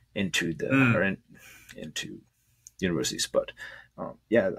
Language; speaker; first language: English; native; English